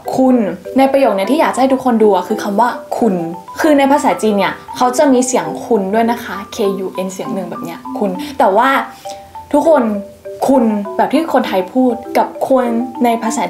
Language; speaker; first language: Thai; native; Thai